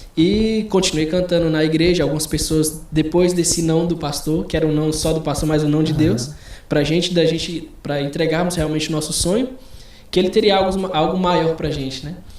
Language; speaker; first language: Portuguese; native; Portuguese